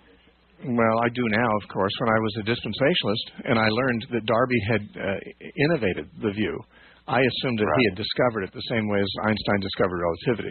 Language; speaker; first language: English; native; English